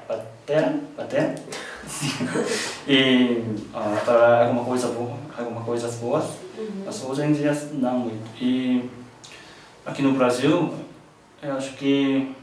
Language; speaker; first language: Portuguese; non-native, learner; Korean